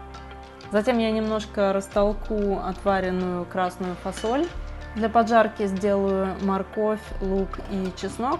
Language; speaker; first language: Russian; native; Russian